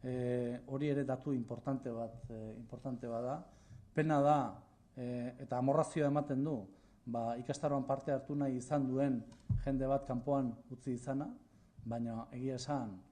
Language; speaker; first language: Basque; native; Basque